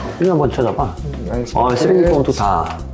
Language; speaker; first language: Korean; non-native, learner; French